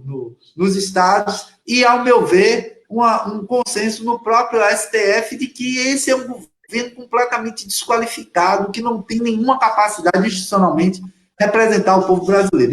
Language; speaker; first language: Portuguese; native; Portuguese